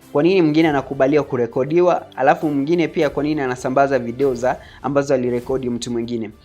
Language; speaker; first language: Swahili; native; Swahili